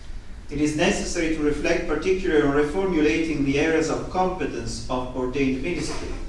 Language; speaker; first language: English; non-native, fluent; Italian